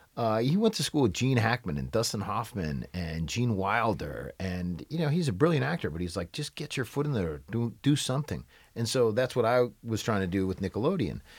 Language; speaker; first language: English; native; English